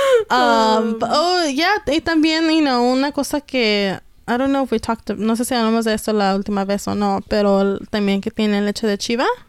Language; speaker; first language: Spanish; early bilingual, heritage; Spanish